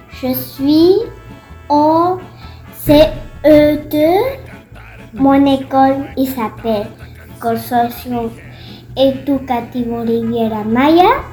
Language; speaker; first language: French; non-native, learner; Spanish